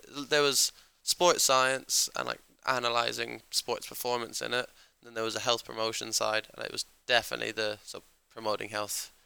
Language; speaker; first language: English; native; English